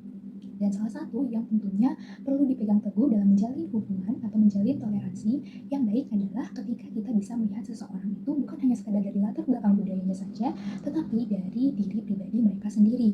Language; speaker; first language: Indonesian; native; Indonesian